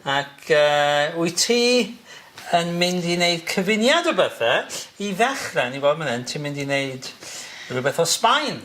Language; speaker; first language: Welsh; native; Welsh